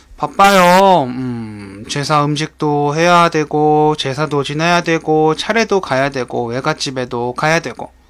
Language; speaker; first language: Korean; native; Korean